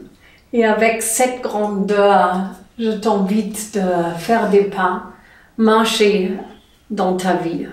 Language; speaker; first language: French; non-native, learner; German